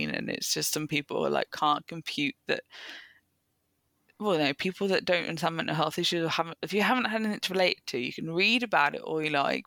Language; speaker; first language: English; native; English